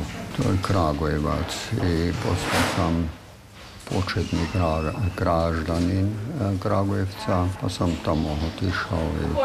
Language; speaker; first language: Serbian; non-native, fluent; German